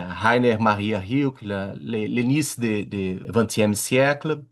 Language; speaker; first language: French; non-native, learner; Portuguese